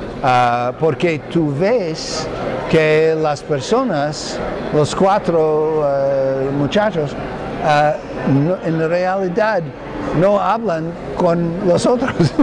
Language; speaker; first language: Spanish; non-native, fluent; English